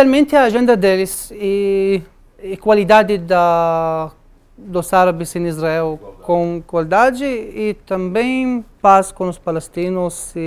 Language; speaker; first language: Portuguese; non-native, learner; Arabic